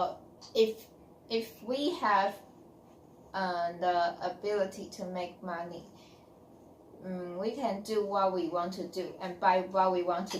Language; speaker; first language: English; non-native, learner; Chinese